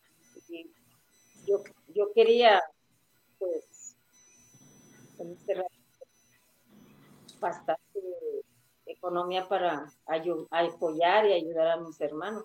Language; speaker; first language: Spanish; native; Spanish